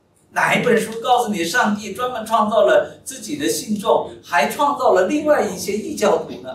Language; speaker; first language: Chinese; native; Chinese